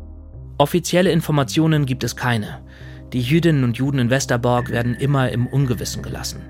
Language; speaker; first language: German; native; German